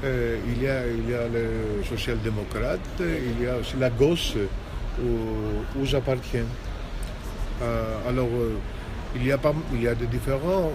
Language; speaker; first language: French; non-native, fluent; Greek